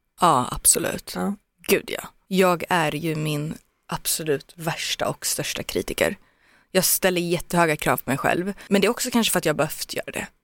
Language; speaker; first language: Swedish; early bilingual, other home language; Turoyo